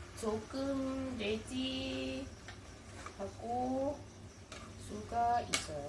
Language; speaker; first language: Korean; non-native, learner; Thai